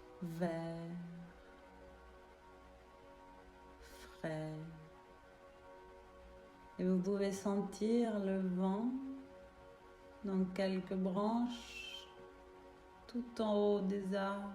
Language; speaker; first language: French; native; French